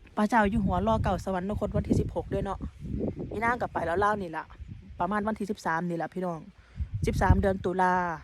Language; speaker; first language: Thai; native; Thai